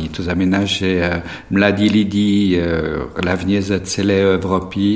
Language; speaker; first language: Czech; non-native, fluent; French